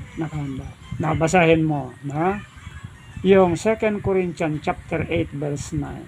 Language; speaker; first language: Filipino; non-native, local second language; Iloko